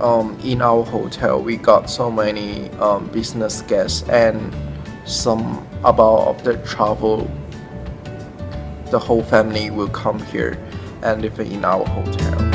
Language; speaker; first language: English; non-native, learner; Chinese